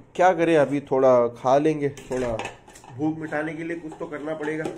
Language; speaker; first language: Hindi; non-native, local second language; Urdu